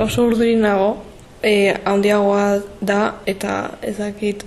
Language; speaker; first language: Basque; non-native, local second language; Spanish